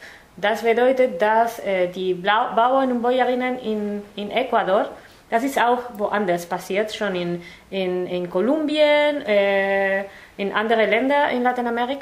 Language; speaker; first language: German; non-native, fluent; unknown